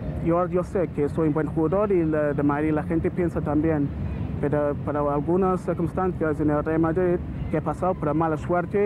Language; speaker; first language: Spanish; non-native, learner; English